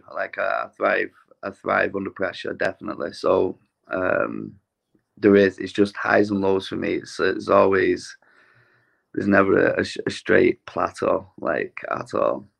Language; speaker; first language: English; native; English